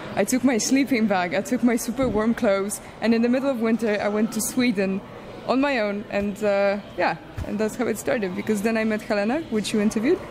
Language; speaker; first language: English; non-native, fluent; Polish